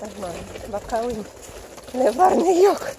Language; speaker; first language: Turkish; non-native, learner; Russian